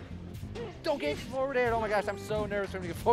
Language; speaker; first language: English; native; English